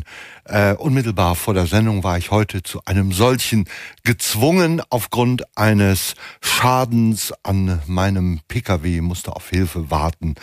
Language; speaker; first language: German; native; German